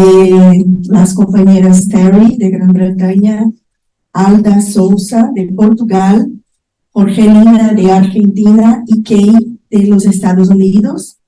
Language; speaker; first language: Spanish; non-native, fluent; Portuguese